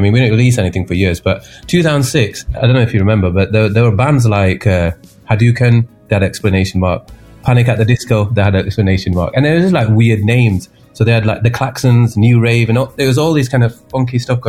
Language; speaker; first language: English; native; English